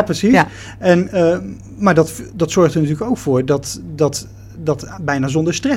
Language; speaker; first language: Dutch; native; Dutch